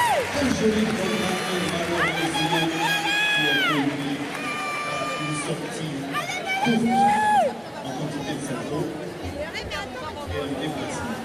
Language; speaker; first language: French; native; French